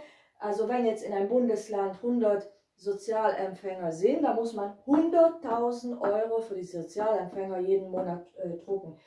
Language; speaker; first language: German; non-native, fluent; Hungarian